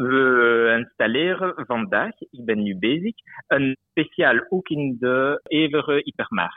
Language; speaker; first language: Dutch; non-native, local second language; French